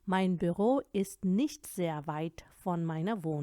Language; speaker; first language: German; non-native, fluent; Urdu